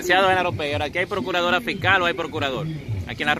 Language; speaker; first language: Spanish; native; Spanish